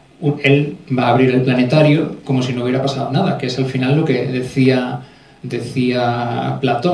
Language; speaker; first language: Spanish; native; Spanish